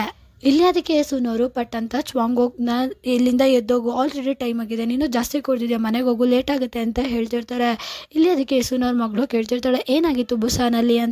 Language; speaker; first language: Kannada; native; Kannada